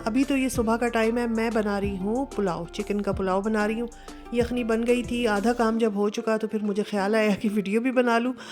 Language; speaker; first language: Urdu; native; Urdu